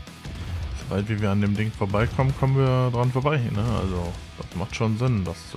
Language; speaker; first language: German; native; German